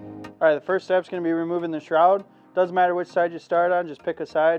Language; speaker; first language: English; native; English